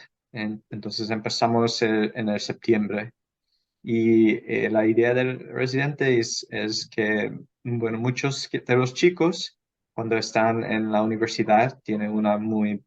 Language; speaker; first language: Spanish; non-native, fluent; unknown